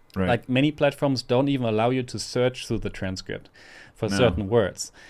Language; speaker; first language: English; non-native, fluent; German